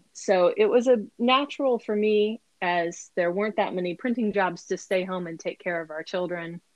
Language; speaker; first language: English; native; English